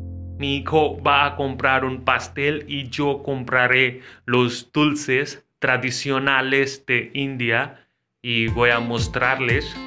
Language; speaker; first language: Spanish; non-native, fluent; Hindi